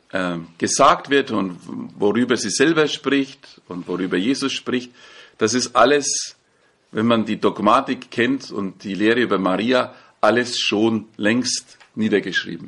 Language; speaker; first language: German; native; German